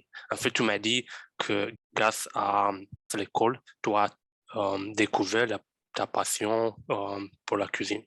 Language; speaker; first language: French; non-native, fluent; Romanian